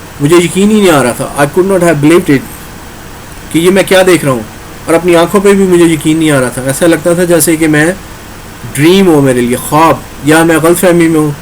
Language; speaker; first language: Urdu; non-native, local second language; Punjabi